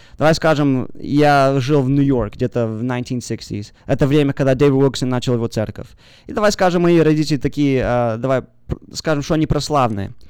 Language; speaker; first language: Russian; early bilingual, heritage; Russian